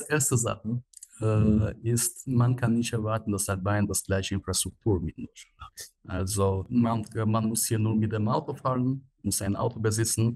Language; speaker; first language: German; non-native, fluent; Albanian